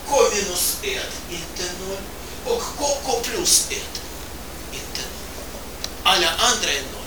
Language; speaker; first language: Swedish; non-native, fluent; Russian